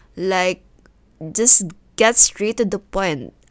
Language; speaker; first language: English; non-native, local second language; Filipino